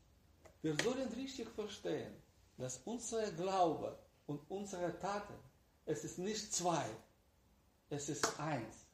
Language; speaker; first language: German; non-native, learner; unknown